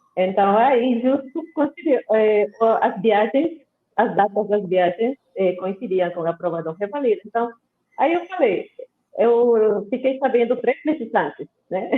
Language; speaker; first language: Portuguese; non-native, fluent; Spanish